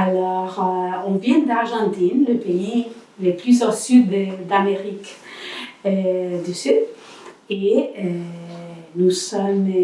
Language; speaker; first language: French; non-native, learner; Spanish